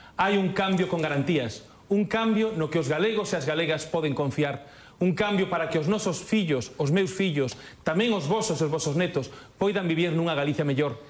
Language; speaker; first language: Galician; native; Galician